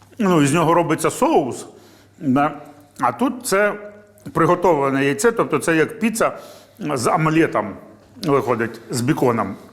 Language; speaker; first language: Ukrainian; native; Ukrainian